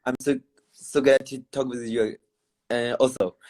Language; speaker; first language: English; non-native, learner; Chinese